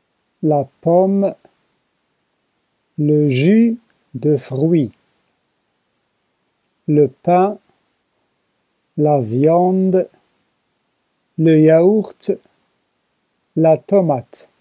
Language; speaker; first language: French; non-native, learner; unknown